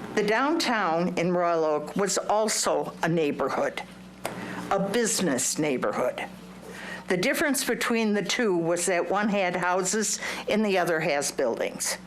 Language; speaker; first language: English; native; English